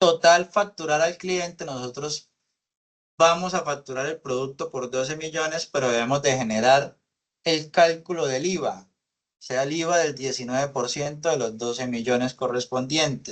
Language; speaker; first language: Spanish; native; Spanish